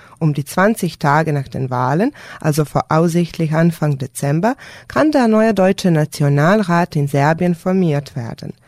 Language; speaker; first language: German; non-native, fluent; Serbian